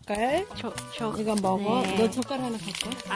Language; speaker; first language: Korean; native; Korean